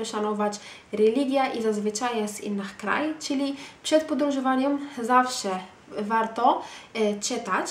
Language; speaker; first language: Polish; non-native, fluent; Arabic